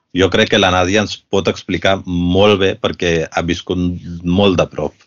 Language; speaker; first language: Catalan; early bilingual, other home language; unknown